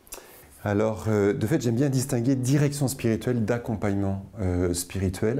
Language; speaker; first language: French; native; French